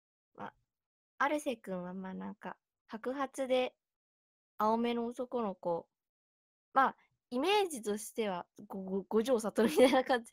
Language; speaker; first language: Japanese; native; Japanese